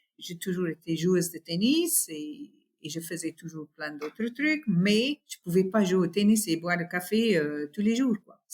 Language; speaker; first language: French; non-native, fluent; Afrikaans